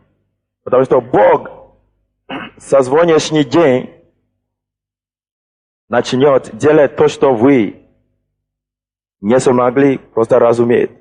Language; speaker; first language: Russian; non-native, fluent; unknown